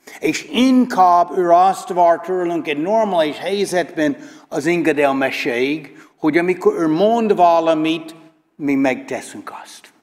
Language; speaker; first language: Hungarian; non-native, learner; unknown